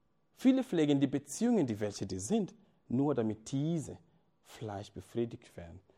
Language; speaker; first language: German; non-native, fluent; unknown